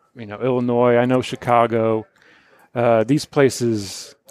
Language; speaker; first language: English; early bilingual, other home language; Polish